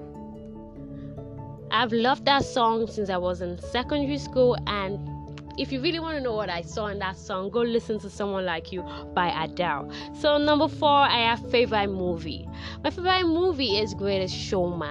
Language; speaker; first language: English; non-native, local second language; Yoruba